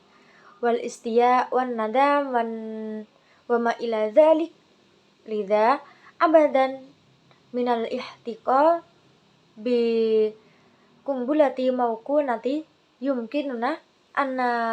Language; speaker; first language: Arabic; non-native, learner; Indonesian